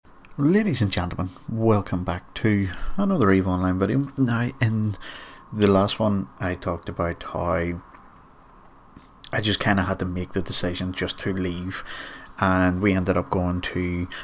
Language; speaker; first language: English; native; English